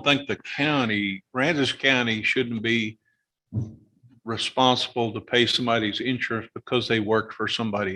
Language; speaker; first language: English; native; English